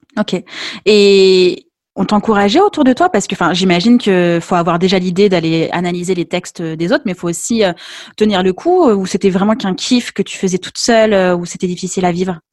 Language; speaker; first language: French; native; French